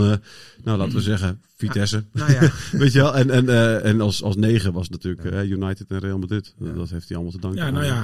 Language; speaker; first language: Dutch; native; Dutch